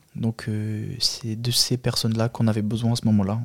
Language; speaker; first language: French; non-native, fluent; Albanian